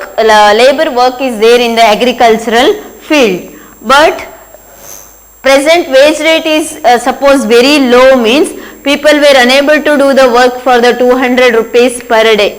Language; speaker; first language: English; non-native, local second language; Kannada